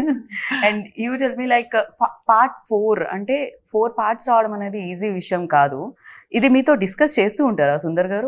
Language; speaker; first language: Telugu; native; Telugu